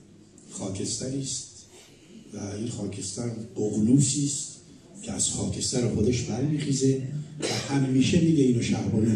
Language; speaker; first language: Persian; native; Persian